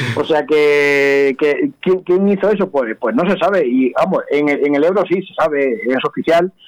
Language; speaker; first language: Spanish; native; Spanish